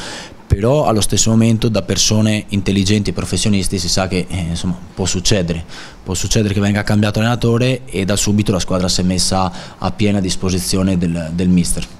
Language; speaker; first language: Italian; native; Italian